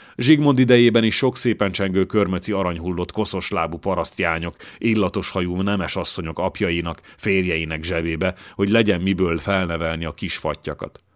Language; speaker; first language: Hungarian; native; Hungarian